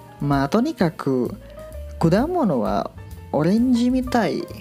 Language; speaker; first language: Japanese; non-native, learner; Indonesian